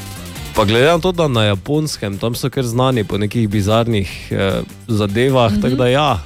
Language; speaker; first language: Slovenian; native; Slovenian